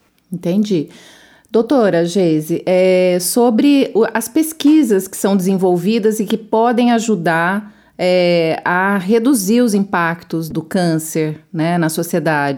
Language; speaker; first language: Portuguese; native; Portuguese